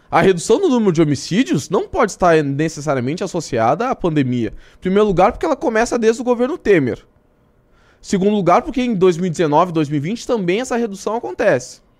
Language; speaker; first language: Portuguese; native; Portuguese